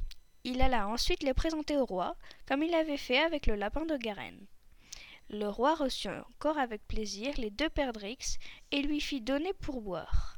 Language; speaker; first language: French; native; French